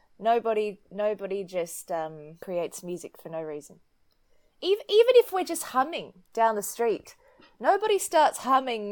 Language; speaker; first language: English; native; English